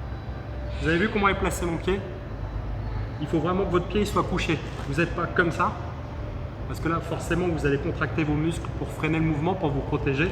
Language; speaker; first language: French; native; French